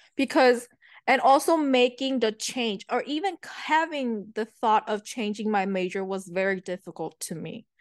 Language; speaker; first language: English; early bilingual, other home language; Chinese